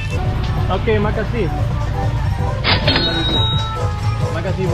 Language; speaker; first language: Indonesian; non-native, learner; German